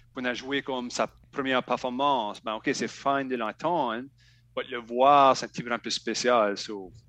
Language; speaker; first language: French; native; French